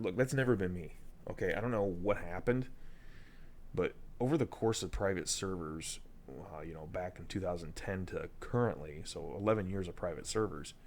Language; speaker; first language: English; native; English